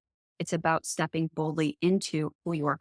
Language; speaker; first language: English; native; English